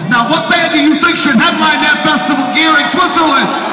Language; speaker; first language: English; native; English